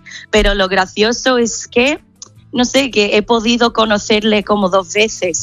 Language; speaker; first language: Spanish; non-native, fluent; English